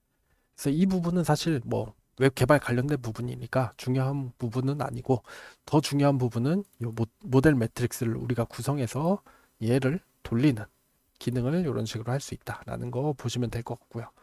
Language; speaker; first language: Korean; native; Korean